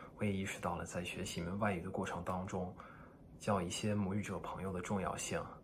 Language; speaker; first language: Chinese; non-native, fluent; English